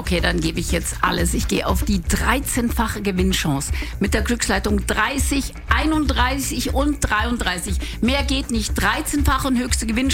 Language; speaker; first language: German; native; German